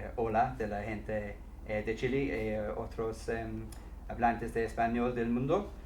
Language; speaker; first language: Spanish; non-native, learner; English